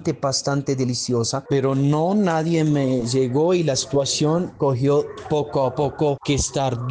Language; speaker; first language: Spanish; non-native, fluent; Arabic